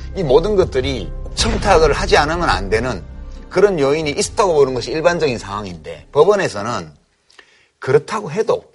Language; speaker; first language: Korean; native; Korean